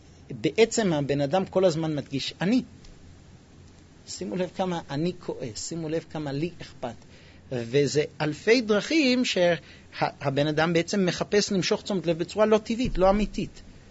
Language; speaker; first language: Hebrew; non-native, fluent; English